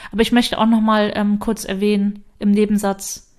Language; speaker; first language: German; early bilingual, other home language; Turkish